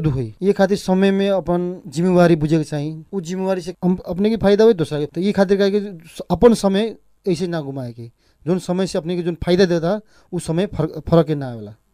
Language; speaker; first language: Bhojpuri; native; Bhojpuri